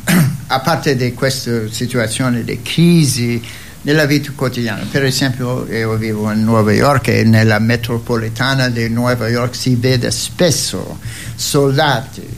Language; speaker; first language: Italian; non-native, fluent; English